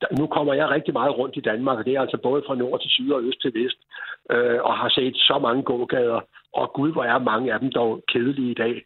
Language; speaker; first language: Danish; native; Danish